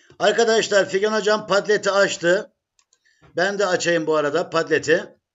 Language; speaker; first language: Turkish; native; Turkish